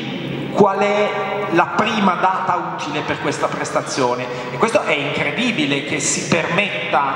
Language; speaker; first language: Italian; native; Italian